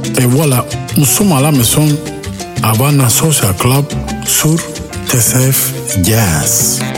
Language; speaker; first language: French; non-native, learner; Spanish